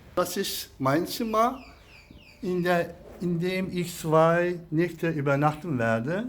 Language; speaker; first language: German; non-native, local second language; Turkish